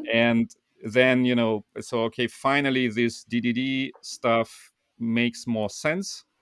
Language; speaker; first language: English; non-native, fluent; Russian